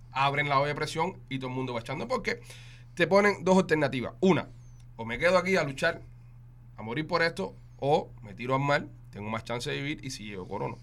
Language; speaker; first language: Spanish; native; Spanish